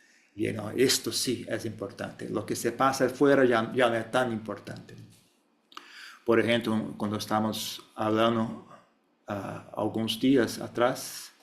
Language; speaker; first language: Spanish; non-native, fluent; Portuguese